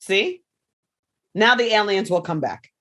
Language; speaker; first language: English; native; English